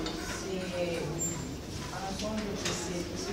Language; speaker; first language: French; non-native, local second language; Arabic